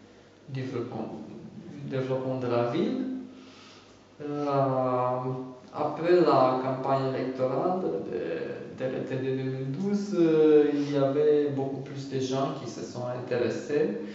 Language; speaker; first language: French; non-native, fluent; Romanian